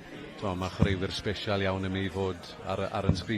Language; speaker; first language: Welsh; native; Welsh